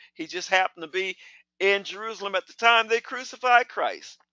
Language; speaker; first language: English; native; English